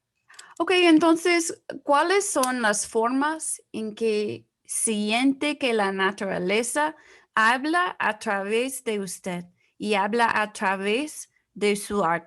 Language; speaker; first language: Spanish; non-native, fluent; English